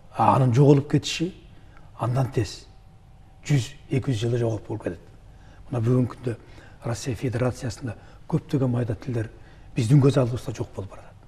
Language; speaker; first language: Kyrgyz; native; Kyrgyz